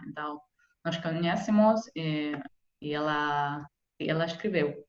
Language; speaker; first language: Portuguese; non-native, fluent; Italian